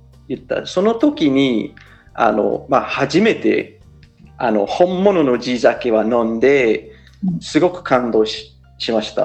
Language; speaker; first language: Japanese; non-native, fluent; English